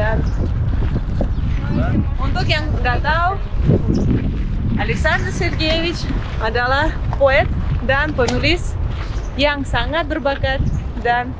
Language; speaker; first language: Indonesian; non-native, fluent; Russian